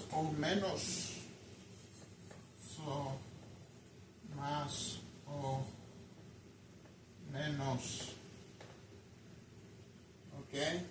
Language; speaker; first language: Spanish; non-native, learner; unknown